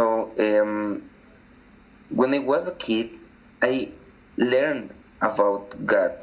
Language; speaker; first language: English; non-native, learner; Spanish